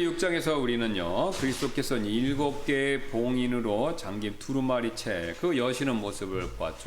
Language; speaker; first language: Korean; native; Korean